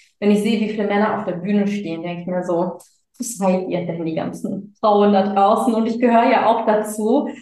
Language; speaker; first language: German; early bilingual, other home language; Tamil